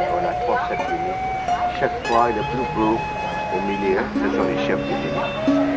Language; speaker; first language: French; non-native, learner; Burmese